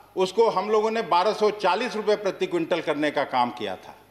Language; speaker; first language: Hindi; native; Hindi